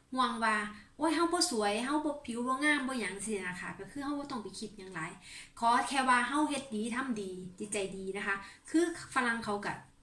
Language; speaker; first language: Thai; native; Thai